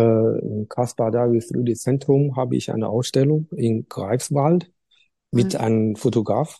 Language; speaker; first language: German; non-native, learner; Chinese